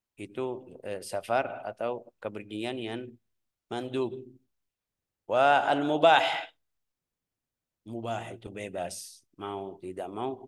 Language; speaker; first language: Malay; non-native, fluent; Arabic